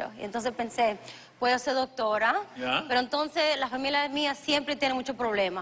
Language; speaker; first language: Spanish; early bilingual, other home language; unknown